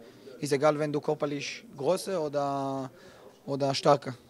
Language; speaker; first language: German; non-native, learner; Hebrew